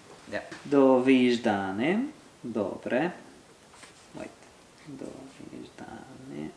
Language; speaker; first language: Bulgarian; non-native, learner; French